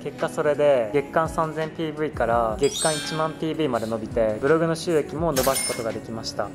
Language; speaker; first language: Japanese; native; Japanese